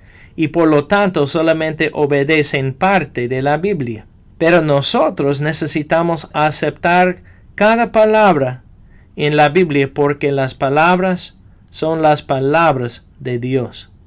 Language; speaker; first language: Spanish; non-native, fluent; English